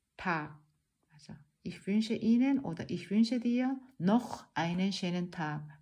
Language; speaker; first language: German; non-native, learner; Korean